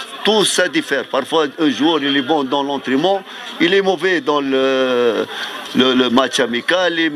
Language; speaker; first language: French; non-native, fluent; Arabic